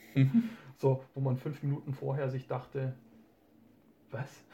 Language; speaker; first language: German; native; German